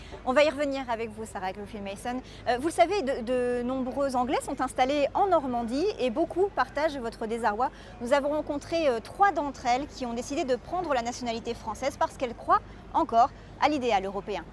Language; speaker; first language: French; native; French